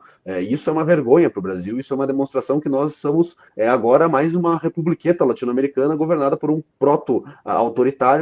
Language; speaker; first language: Portuguese; native; Portuguese